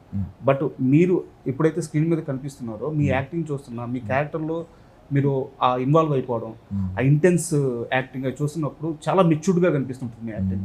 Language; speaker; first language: Telugu; native; Telugu